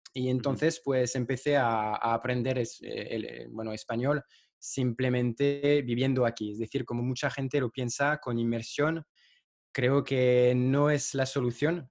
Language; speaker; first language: Spanish; non-native, fluent; French